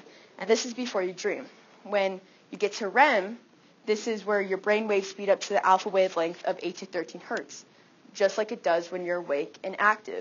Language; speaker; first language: English; native; English